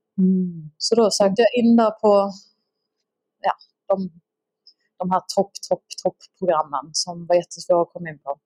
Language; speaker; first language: Swedish; native; Swedish